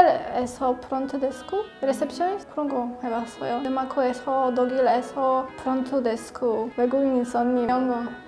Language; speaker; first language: Korean; non-native, learner; Polish